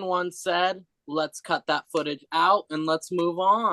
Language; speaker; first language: English; native; English